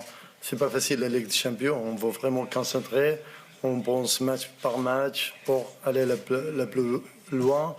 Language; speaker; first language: French; non-native, learner; Arabic